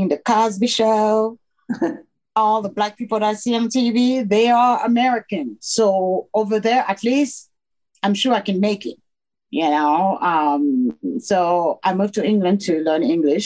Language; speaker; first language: English; non-native, fluent; French